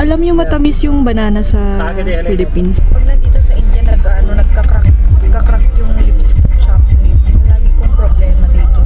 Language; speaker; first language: Filipino; native; Filipino